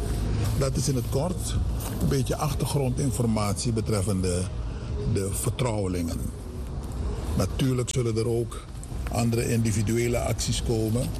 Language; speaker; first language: Dutch; native; Dutch